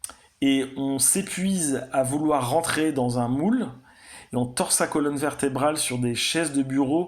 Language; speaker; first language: French; native; French